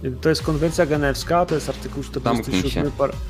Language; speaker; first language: Polish; native; Polish